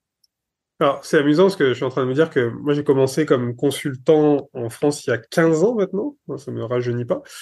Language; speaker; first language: French; native; French